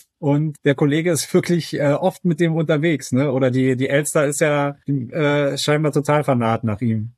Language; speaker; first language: German; native; German